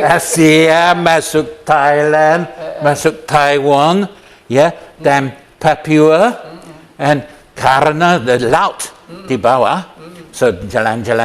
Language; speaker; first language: Indonesian; non-native, learner; English